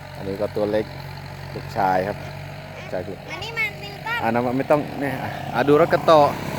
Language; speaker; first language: Thai; native; Thai